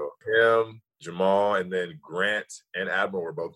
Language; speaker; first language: English; native; English